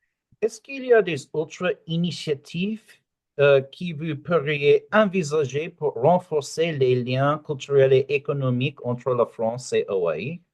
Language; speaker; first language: French; non-native, learner; English